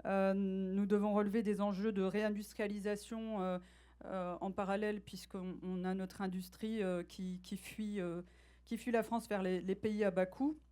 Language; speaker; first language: French; native; French